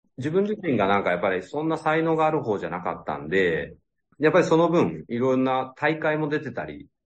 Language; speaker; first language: Japanese; native; Japanese